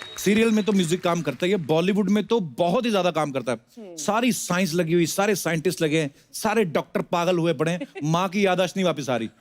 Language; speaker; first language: Hindi; non-native, local second language; Punjabi